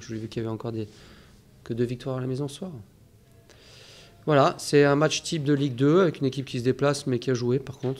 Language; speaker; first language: French; native; French